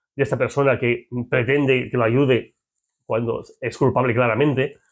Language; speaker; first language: Spanish; native; Spanish